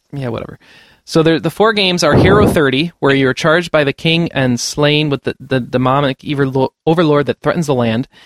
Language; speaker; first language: English; native; English